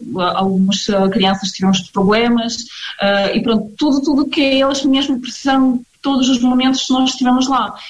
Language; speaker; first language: Portuguese; non-native, fluent; Ukrainian